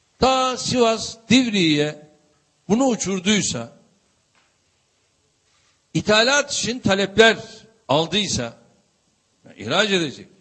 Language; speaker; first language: Turkish; native; Turkish